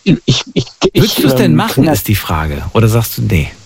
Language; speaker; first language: German; native; German